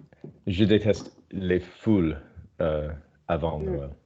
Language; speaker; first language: French; non-native, learner; English